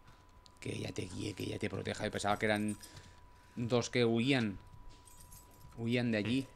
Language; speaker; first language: Spanish; native; Spanish